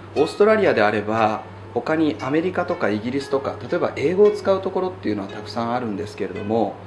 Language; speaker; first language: Japanese; native; Japanese